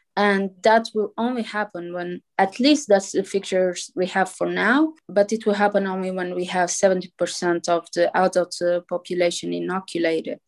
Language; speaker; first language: English; non-native, fluent; Portuguese